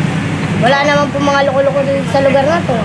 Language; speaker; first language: Filipino; native; Filipino